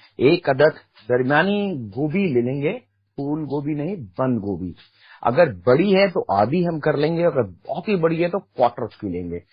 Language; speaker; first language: Urdu; native; Urdu